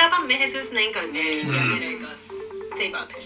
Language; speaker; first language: Hindi; non-native, fluent; Japanese